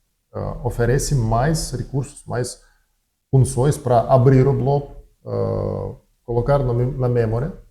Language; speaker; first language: Portuguese; non-native, learner; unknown